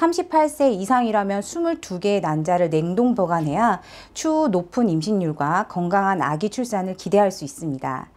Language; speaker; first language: Korean; native; Korean